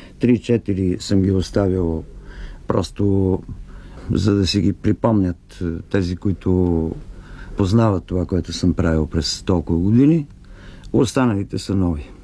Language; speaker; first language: Bulgarian; native; Bulgarian